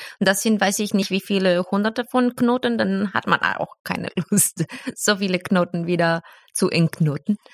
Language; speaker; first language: German; non-native, fluent; Spanish